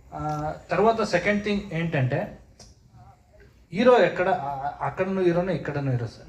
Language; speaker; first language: Telugu; non-native, learner; Kannada